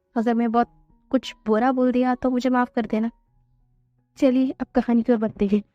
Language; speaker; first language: Hindi; non-native, fluent; Tamil